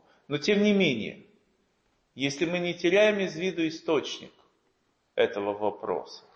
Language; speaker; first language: Russian; native; Russian